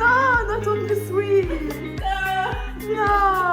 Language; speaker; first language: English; non-native, learner; French